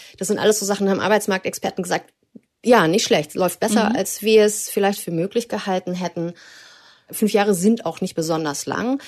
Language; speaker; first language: German; native; German